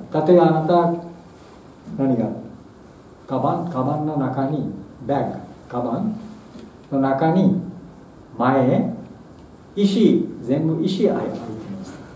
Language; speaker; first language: Japanese; non-native, fluent; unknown